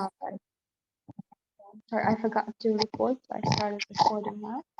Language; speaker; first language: English; non-native, fluent; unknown